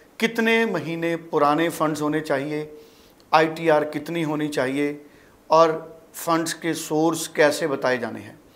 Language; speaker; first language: Hindi; non-native, local second language; Punjabi